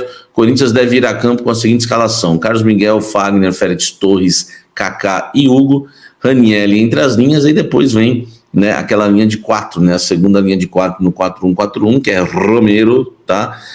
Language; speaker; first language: Portuguese; native; Portuguese